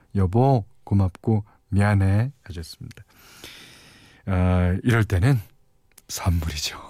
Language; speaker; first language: Korean; native; Korean